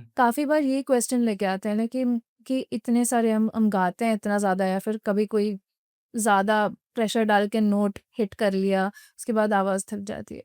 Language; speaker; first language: Hindi; non-native, local second language; Gujarati